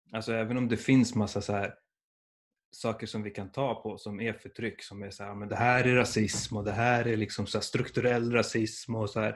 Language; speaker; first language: Swedish; early bilingual, other home language; Persian